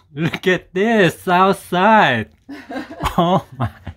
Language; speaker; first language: English; non-native, learner; Korean